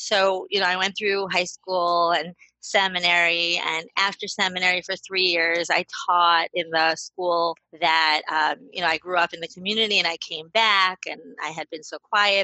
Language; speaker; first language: English; native; English